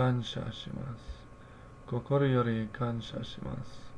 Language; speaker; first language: Japanese; non-native, learner; English